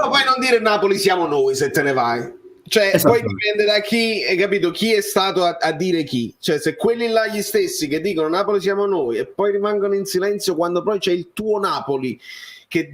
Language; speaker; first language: Italian; native; Italian